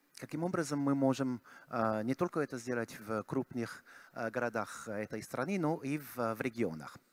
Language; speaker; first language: Russian; non-native, fluent; French